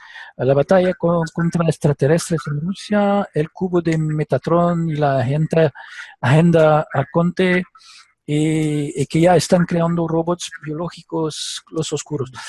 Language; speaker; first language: Spanish; non-native, learner; French